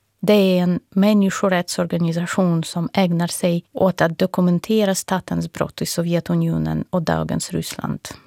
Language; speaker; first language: Swedish; non-native, fluent; Russian